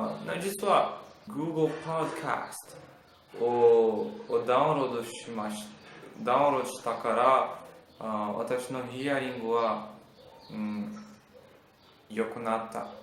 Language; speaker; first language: Japanese; non-native, learner; Portuguese